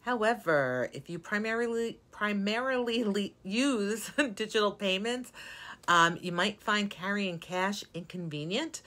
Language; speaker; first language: English; native; English